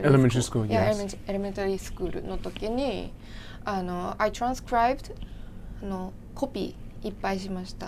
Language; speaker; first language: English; non-native, learner; Japanese